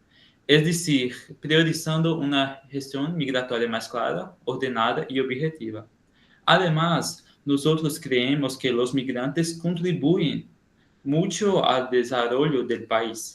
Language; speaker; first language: Spanish; non-native, learner; Portuguese